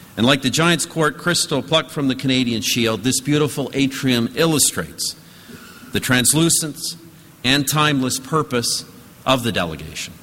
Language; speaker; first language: English; native; English